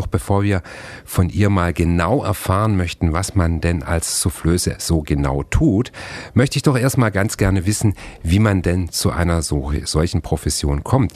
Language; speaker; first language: German; native; German